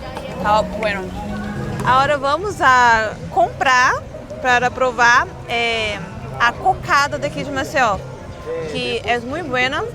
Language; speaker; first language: Portuguese; non-native, fluent; Spanish